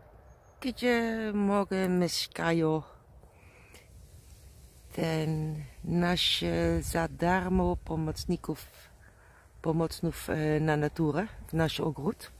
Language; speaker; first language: Polish; non-native, learner; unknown